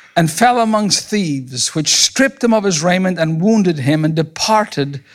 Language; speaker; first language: English; native; English